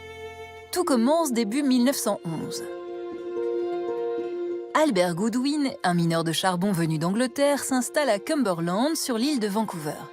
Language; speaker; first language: French; native; French